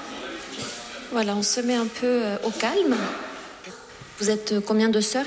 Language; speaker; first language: French; native; French